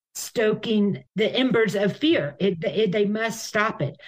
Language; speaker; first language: English; native; English